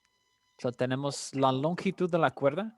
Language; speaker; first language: Spanish; non-native, fluent; English